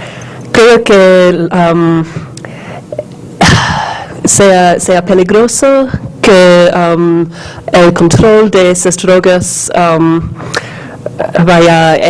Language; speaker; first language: Spanish; non-native, learner; English